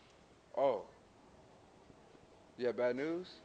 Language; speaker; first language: English; native; English